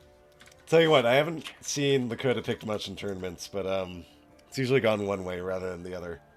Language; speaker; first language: English; native; English